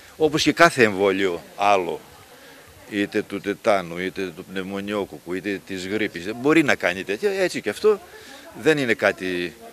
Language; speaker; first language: Greek; native; Greek